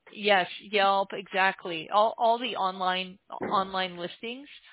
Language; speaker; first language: English; native; English